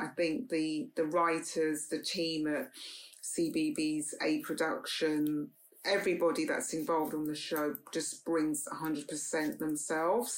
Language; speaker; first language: English; native; English